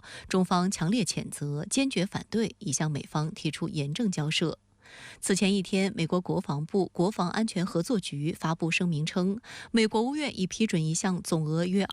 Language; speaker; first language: Chinese; native; Chinese